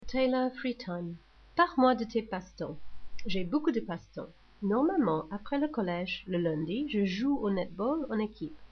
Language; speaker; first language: French; non-native, learner; English